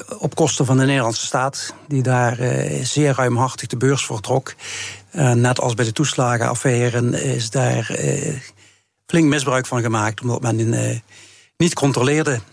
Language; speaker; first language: Dutch; native; Dutch